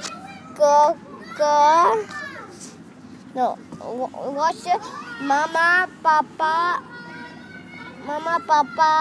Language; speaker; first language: Chinese; non-native, learner; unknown